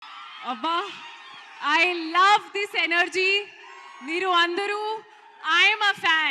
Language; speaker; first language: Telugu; non-native, local second language; Hindi